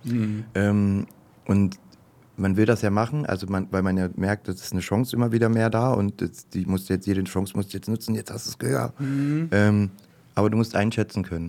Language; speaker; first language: German; native; German